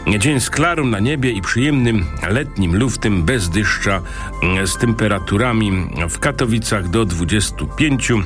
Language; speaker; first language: Polish; native; Polish